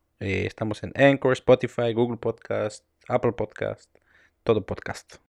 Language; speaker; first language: Spanish; non-native, fluent; Croatian